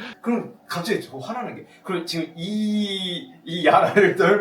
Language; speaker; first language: Korean; native; Korean